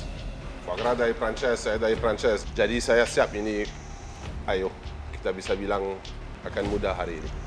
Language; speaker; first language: Indonesian; non-native, fluent; French